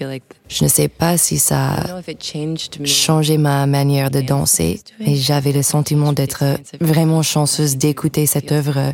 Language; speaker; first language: French; non-native, fluent; English